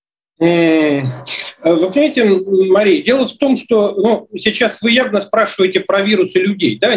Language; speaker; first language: Russian; native; Russian